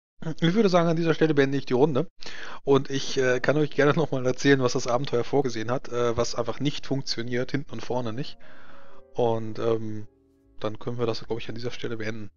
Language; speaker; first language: German; native; German